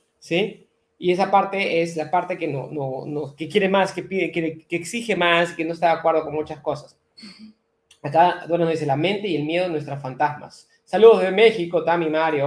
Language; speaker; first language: Spanish; native; Spanish